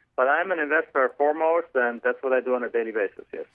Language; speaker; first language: English; non-native, fluent; German